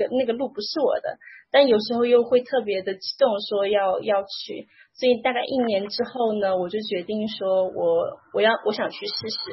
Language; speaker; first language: Chinese; native; Chinese